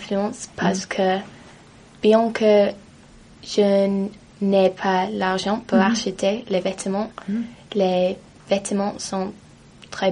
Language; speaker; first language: French; non-native, learner; English